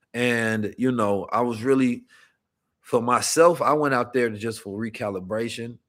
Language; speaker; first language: English; native; English